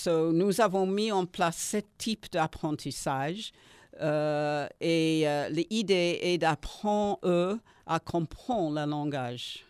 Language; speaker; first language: French; non-native, learner; English